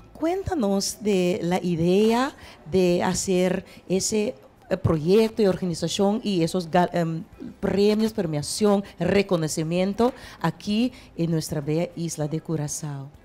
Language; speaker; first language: Spanish; non-native, fluent; Papiamento